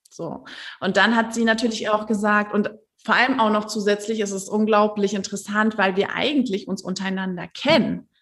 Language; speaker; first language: German; early bilingual, other home language; Turkish